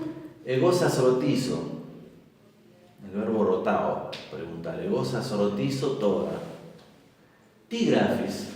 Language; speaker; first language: Greek; non-native, fluent; Spanish